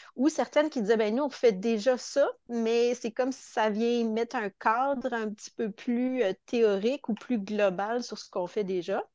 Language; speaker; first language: French; native; French